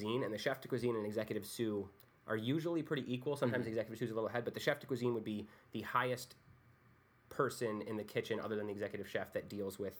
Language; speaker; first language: English; native; English